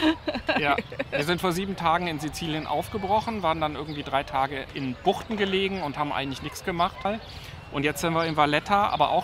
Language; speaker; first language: German; native; German